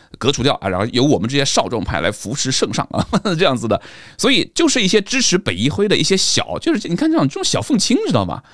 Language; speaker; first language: Chinese; native; Chinese